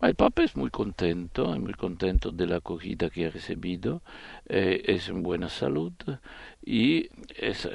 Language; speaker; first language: Spanish; non-native, fluent; Italian